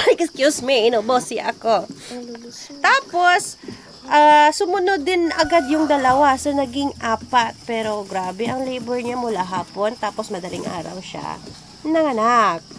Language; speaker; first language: Filipino; non-native, local second language; Cebuano